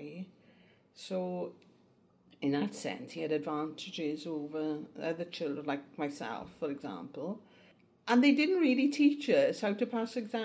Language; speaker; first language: English; native; English